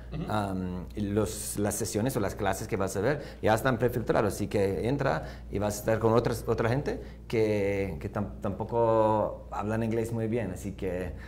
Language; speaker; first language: Spanish; non-native, fluent; English